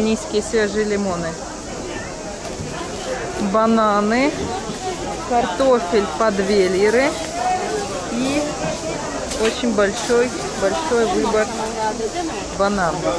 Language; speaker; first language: Russian; native; Russian